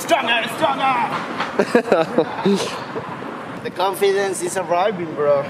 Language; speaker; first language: English; non-native, learner; Spanish